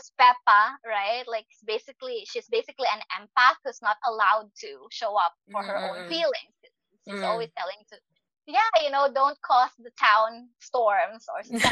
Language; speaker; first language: English; non-native, local second language; Cebuano